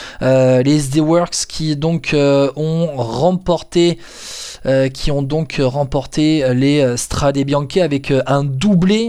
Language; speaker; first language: French; native; French